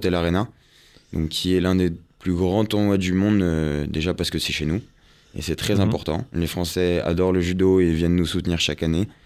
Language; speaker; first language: French; native; French